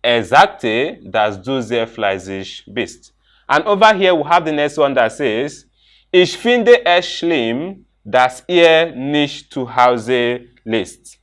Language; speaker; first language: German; non-native, fluent; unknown